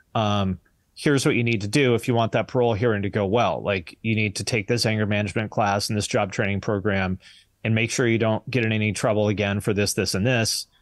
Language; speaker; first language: English; native; English